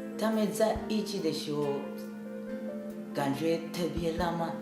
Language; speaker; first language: Chinese; non-native, learner; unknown